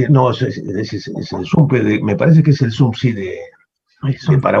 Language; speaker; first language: Spanish; native; Spanish